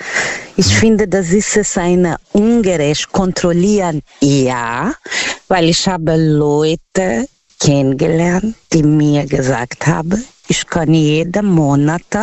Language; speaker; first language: German; non-native, learner; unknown